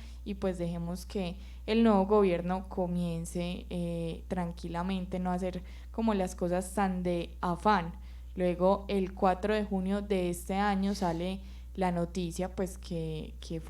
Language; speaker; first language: Spanish; native; Spanish